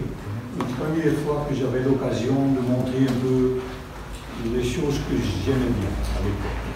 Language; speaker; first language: French; non-native, local second language; Dutch